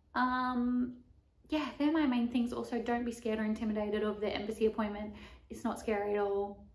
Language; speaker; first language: English; native; English